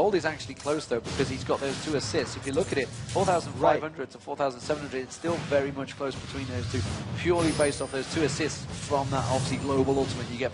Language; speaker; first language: English; native; English